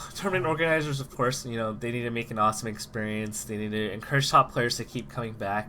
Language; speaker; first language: English; native; English